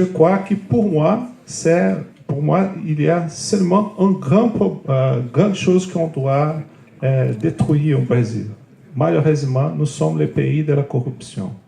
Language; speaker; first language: French; non-native, fluent; Portuguese